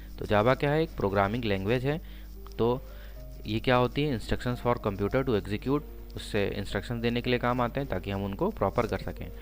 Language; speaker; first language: Hindi; native; Hindi